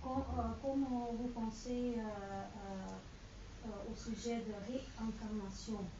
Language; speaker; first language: French; non-native, learner; Dutch